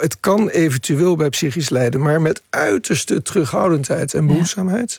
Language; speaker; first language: Dutch; native; Dutch